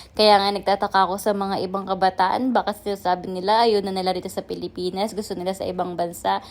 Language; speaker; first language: Filipino; native; Filipino